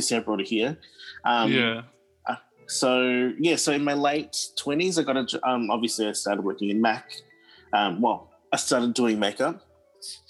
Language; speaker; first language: English; native; English